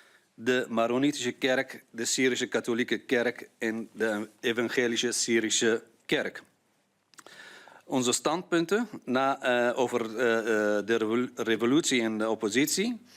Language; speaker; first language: Dutch; non-native, fluent; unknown